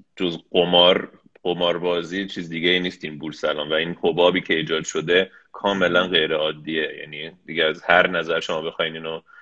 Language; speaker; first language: Persian; early bilingual, heritage; Persian